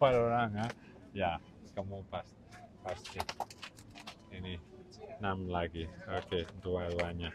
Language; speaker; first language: Indonesian; non-native, learner; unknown